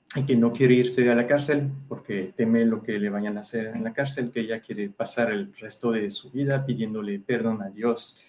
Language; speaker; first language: Spanish; non-native, fluent; French